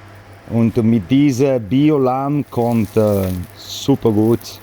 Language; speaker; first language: German; non-native, learner; Italian